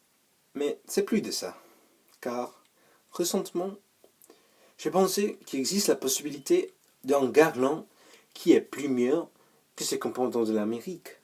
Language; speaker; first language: French; non-native, learner; English